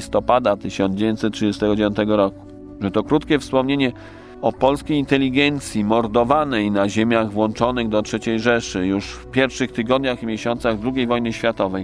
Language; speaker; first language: Polish; native; Polish